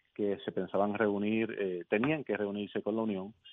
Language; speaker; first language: Spanish; native; Spanish